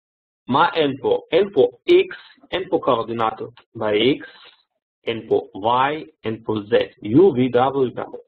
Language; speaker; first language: Hebrew; non-native, fluent; Russian